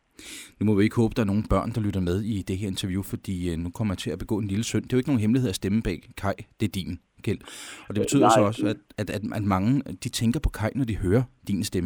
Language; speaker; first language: Danish; native; Danish